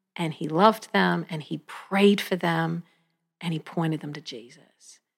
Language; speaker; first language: English; native; English